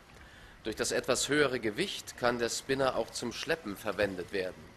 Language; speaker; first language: German; native; German